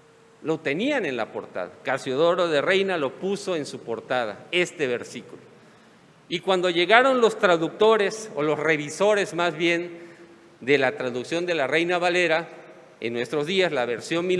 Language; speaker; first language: Spanish; native; Spanish